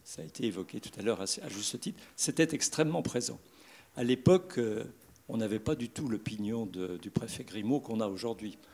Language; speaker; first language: French; native; French